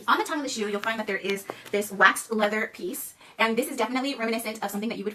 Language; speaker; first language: English; native; English